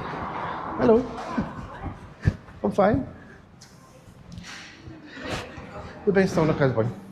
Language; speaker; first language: Portuguese; early bilingual, heritage; German